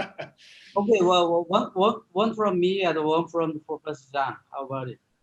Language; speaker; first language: English; non-native, fluent; Korean